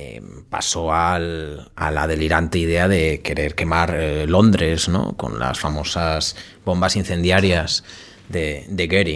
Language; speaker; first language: Spanish; native; Spanish